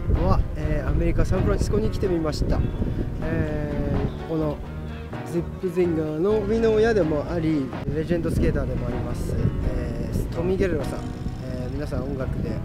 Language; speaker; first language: Japanese; native; Japanese